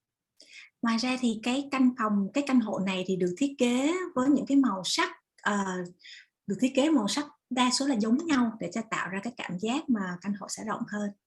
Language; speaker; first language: Vietnamese; native; Vietnamese